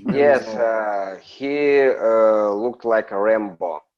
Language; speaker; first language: English; non-native, learner; Russian